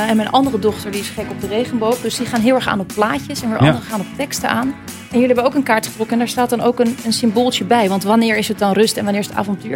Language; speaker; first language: Dutch; native; Dutch